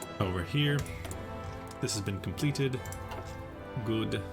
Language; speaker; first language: English; native; English